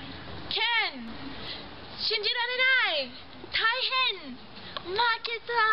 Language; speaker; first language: Japanese; non-native, learner; English